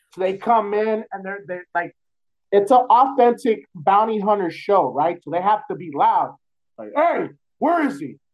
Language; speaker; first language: English; native; English